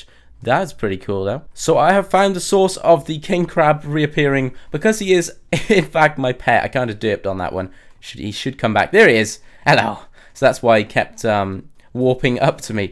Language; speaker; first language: English; native; English